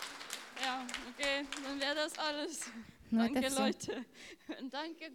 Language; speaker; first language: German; non-native, fluent; Lithuanian